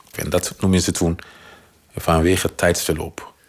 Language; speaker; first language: Dutch; non-native, fluent; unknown